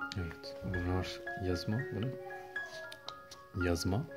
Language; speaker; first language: Turkish; non-native, learner; French